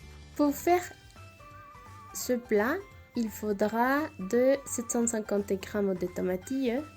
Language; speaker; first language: French; non-native, fluent; Spanish